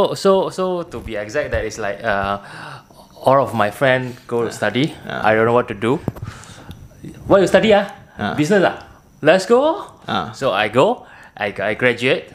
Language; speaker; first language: English; non-native, local second language; Min Nan Chinese